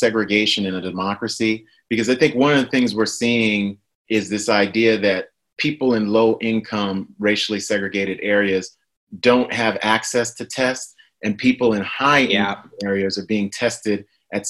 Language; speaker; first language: English; native; English